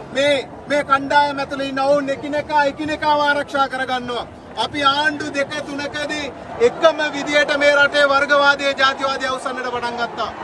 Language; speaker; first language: Sinhala; non-native, local second language; Tamil